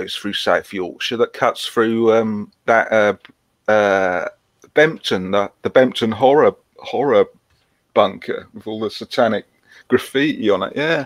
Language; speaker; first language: English; native; English